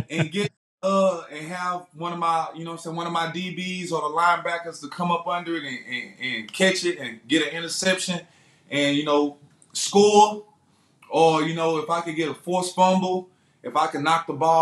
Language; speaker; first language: English; native; English